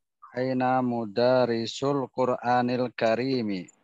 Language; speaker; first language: Arabic; non-native, learner; Indonesian